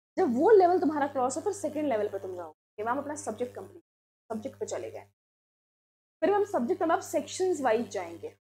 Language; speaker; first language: Hindi; native; Hindi